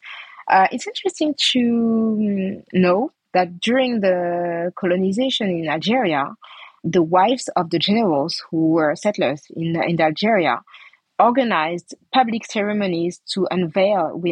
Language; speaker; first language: English; non-native, fluent; French